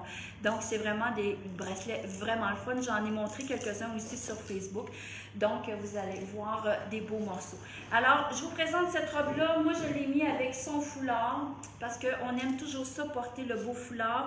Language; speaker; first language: French; native; French